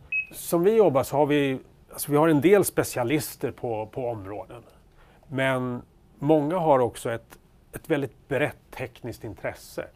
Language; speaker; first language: Swedish; native; Swedish